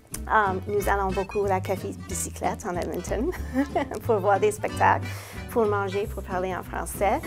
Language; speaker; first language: French; non-native, local second language; English